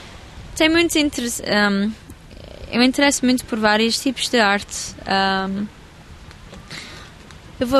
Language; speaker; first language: Portuguese; early bilingual, heritage; English